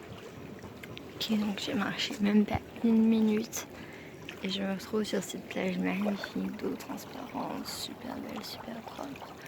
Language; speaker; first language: French; native; French